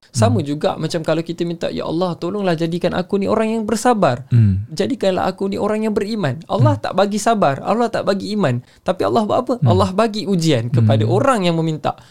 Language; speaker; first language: Malay; native; Malay